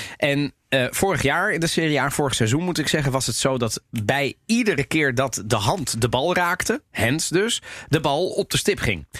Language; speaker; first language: Dutch; native; Dutch